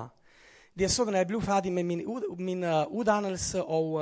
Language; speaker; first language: Norwegian; non-native, fluent; Romanian